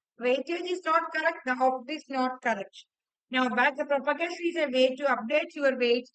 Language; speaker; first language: English; non-native, local second language; Malayalam